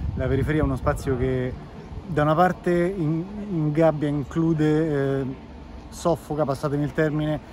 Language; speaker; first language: Italian; native; Italian